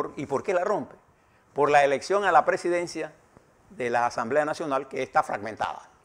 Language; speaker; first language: Spanish; native; Spanish